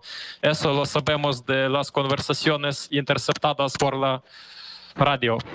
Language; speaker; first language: Spanish; non-native, fluent; Ukrainian